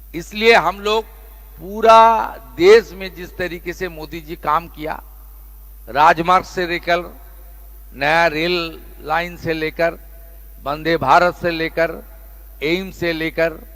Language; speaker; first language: Hindi; non-native, local second language; Bangla